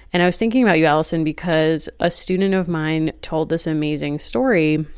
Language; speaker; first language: English; native; English